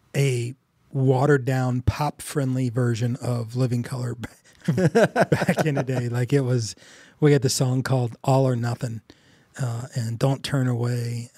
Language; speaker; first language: English; native; English